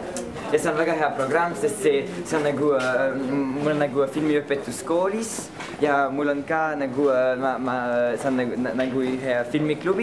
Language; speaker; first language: German; non-native, local second language; French